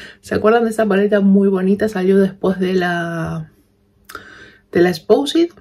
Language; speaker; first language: Spanish; native; Spanish